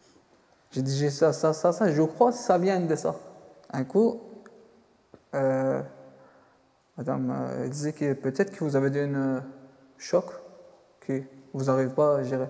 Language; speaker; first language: French; non-native, fluent; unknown